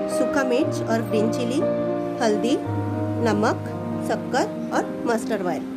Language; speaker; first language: Hindi; non-native, local second language; Bangla